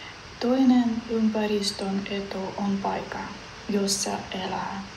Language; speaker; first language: Finnish; non-native, learner; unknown